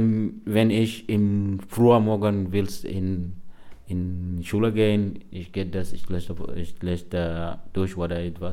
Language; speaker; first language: German; non-native, learner; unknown